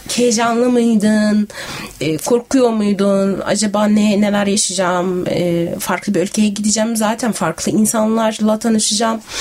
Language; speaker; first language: Turkish; native; Turkish